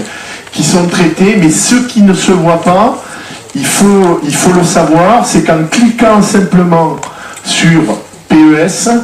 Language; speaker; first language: French; native; French